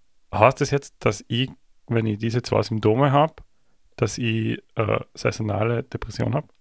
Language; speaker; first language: German; native; German